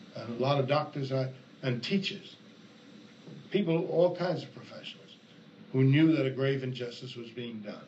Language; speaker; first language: English; native; English